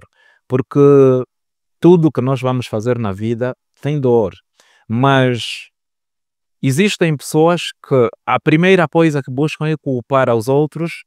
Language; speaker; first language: Portuguese; native; Portuguese